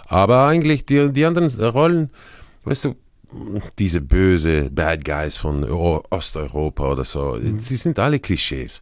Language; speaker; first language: German; non-native, fluent; Croatian